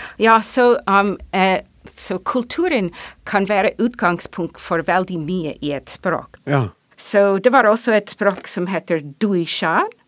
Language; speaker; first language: Norwegian; non-native, fluent; English